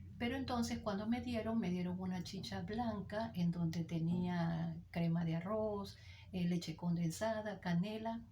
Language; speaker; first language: Spanish; native; Spanish